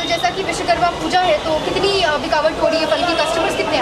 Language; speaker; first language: Hindi; native; Hindi